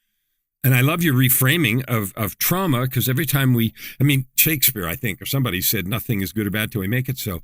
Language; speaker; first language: English; native; English